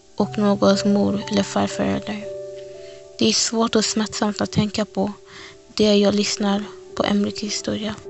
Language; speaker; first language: Swedish; early bilingual, other home language; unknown